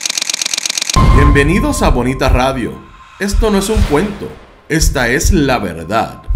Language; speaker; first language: Spanish; native; Spanish